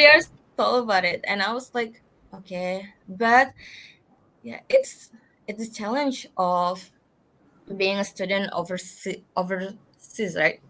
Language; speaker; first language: English; non-native, learner; Indonesian